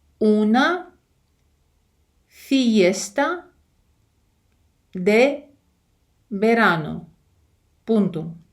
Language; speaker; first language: Spanish; non-native, fluent; Ukrainian